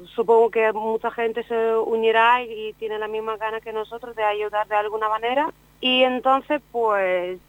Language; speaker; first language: Spanish; non-native, fluent; Ukrainian